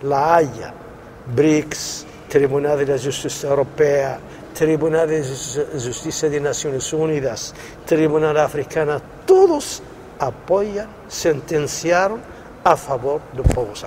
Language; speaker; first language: Spanish; non-native, local second language; Arabic